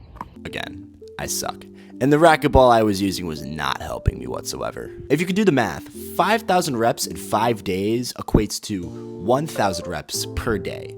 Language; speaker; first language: English; native; English